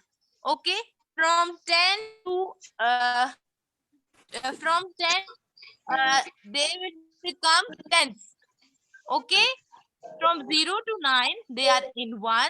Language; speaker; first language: English; non-native, fluent; Urdu